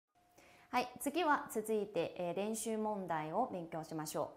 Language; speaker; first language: Japanese; non-native, fluent; Chinese